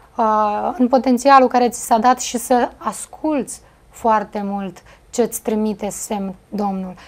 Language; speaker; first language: Romanian; native; Romanian